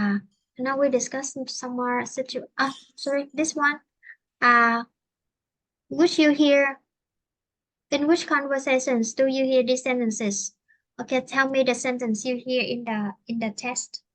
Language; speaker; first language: English; non-native, fluent; Vietnamese